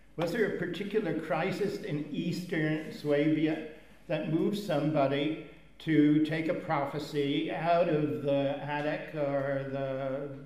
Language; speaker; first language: English; native; English